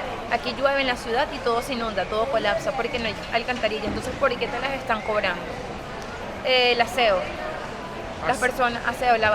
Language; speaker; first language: Spanish; native; Spanish